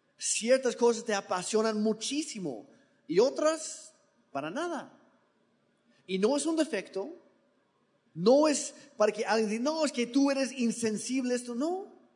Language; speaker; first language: Spanish; non-native, fluent; English